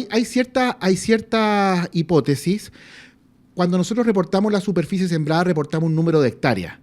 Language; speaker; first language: Spanish; native; Spanish